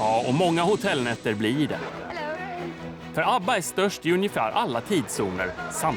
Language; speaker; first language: Swedish; native; Swedish